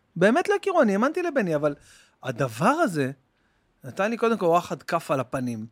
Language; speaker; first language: Hebrew; native; Hebrew